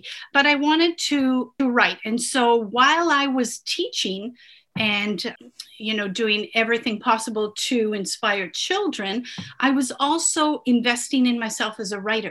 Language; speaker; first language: English; non-native, fluent; Italian